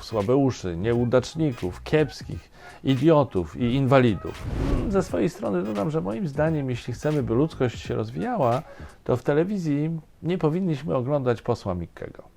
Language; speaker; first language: Polish; native; Polish